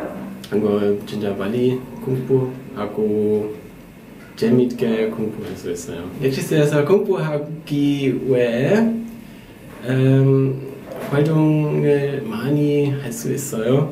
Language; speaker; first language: Korean; non-native, learner; German